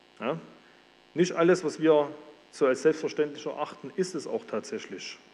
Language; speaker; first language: German; native; German